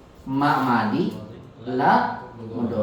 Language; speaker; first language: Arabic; non-native, fluent; Indonesian